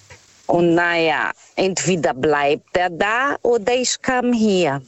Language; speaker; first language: German; non-native, learner; Portuguese